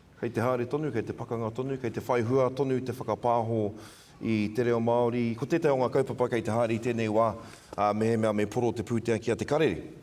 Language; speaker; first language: Māori; non-native, local second language; English